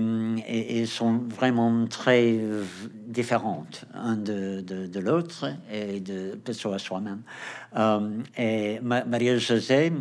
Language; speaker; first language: French; non-native, fluent; Portuguese